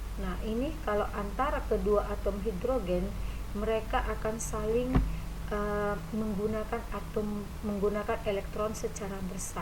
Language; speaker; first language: Indonesian; native; Indonesian